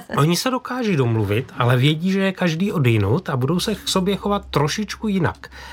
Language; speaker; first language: Czech; native; Czech